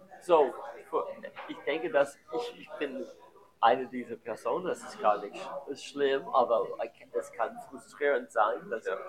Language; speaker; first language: German; non-native, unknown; English